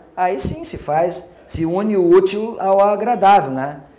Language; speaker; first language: Portuguese; native; Portuguese